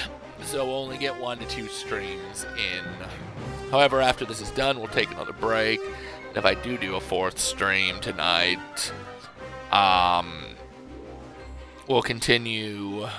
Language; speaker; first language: English; native; English